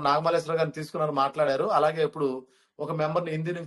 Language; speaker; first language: Telugu; native; Telugu